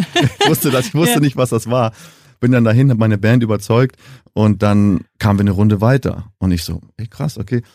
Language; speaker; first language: German; early bilingual, heritage; German